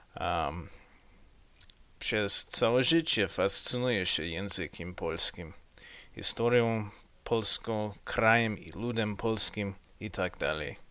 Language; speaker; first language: Polish; non-native, learner; English